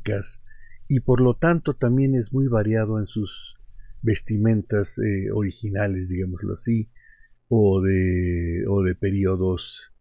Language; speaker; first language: Spanish; native; Spanish